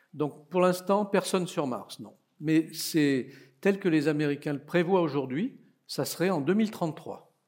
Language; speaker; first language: French; native; French